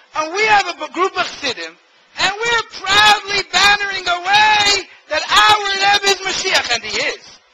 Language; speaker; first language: English; native; English